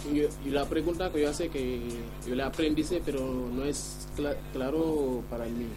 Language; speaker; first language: Spanish; non-native, learner; Wolof